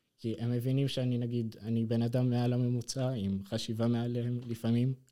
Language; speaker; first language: Hebrew; non-native, local second language; Arabic